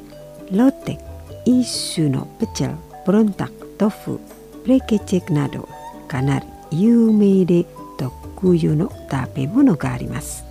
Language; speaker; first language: Japanese; non-native, fluent; Indonesian